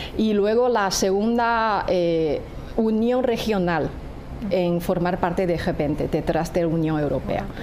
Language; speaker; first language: Spanish; non-native, fluent; Chinese